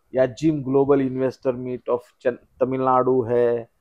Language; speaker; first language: Hindi; non-native, local second language; Marathi